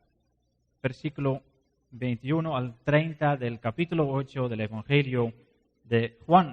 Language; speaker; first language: Spanish; non-native, fluent; Dutch